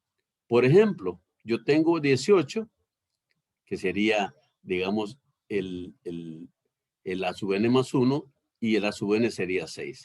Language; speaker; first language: Spanish; native; Spanish